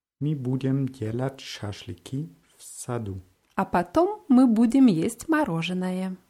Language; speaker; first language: Russian; non-native, learner; German